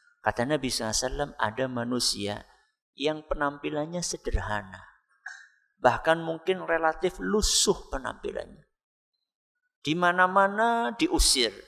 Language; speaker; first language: Indonesian; non-native, local second language; Javanese